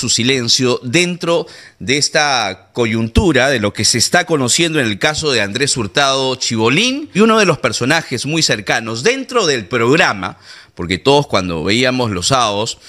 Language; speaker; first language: Spanish; native; Spanish